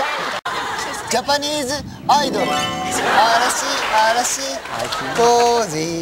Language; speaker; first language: English; non-native, learner; Japanese